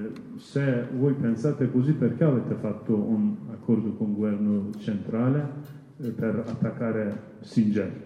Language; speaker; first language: Italian; non-native, learner; Kurdish